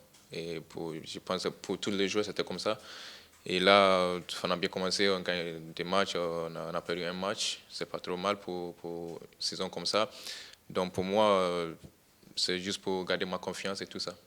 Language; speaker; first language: French; non-native, fluent; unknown